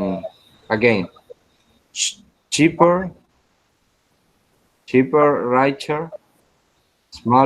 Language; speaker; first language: English; non-native, learner; Spanish